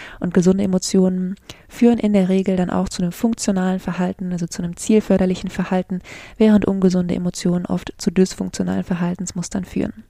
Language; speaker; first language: German; native; German